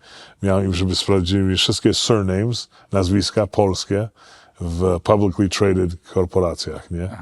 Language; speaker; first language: Polish; early bilingual, heritage; Polish